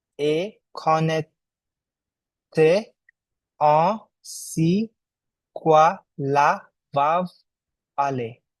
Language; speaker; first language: French; non-native, learner; Bangla